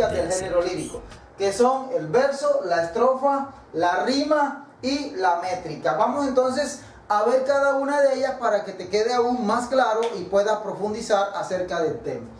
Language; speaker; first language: Spanish; native; Spanish